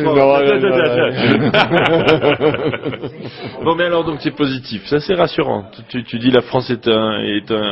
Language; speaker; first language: French; native; French